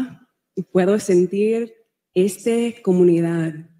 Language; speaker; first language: Spanish; non-native, learner; English